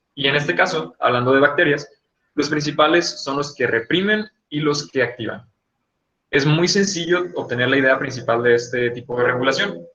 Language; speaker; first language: Spanish; native; Spanish